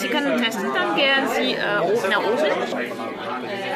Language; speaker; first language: German; non-native, learner; French